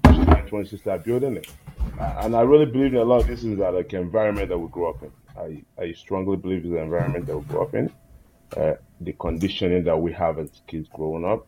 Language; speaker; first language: English; non-native, local second language; Igbo